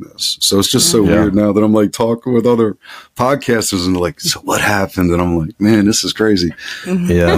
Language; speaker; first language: English; native; English